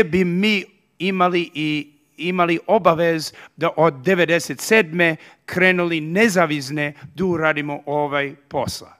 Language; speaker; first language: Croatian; early bilingual, heritage; Serbian